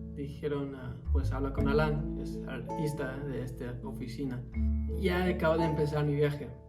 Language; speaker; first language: Spanish; early bilingual, heritage; Spanish